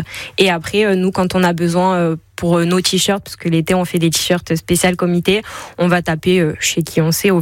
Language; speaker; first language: French; native; French